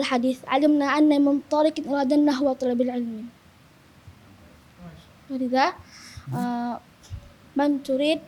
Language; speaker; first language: Arabic; non-native, learner; Indonesian